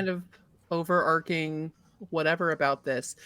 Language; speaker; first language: English; native; English